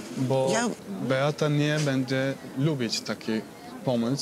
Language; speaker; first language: Polish; non-native, learner; Turkish